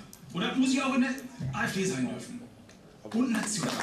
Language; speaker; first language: German; native; German